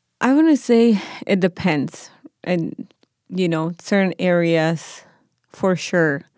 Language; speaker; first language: English; non-native, fluent; Spanish